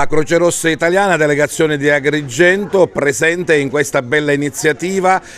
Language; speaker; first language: Italian; native; Italian